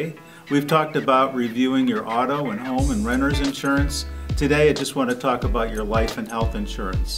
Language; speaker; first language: English; native; English